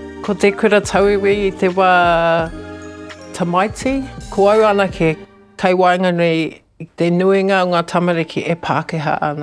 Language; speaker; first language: Māori; non-native, local second language; English